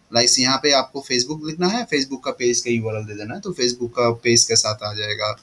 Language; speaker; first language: Hindi; non-native, local second language; Bangla